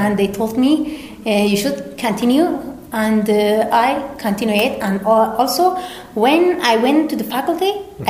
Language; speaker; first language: English; non-native, learner; Persian